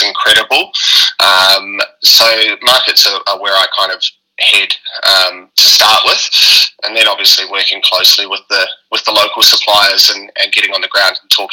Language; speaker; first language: English; native; English